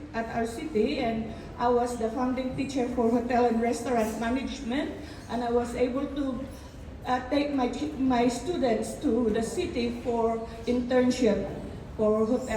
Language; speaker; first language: English; non-native, local second language; Filipino